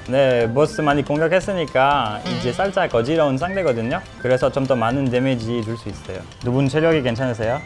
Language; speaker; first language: Korean; non-native, fluent; French